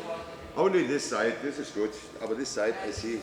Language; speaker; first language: English; non-native, learner; German